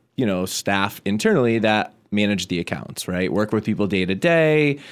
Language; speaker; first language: English; native; English